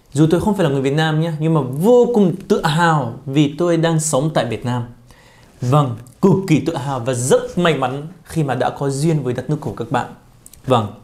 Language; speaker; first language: Vietnamese; non-native, fluent; Arabic